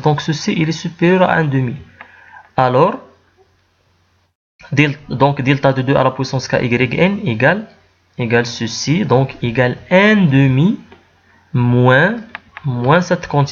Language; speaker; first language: French; non-native, local second language; Arabic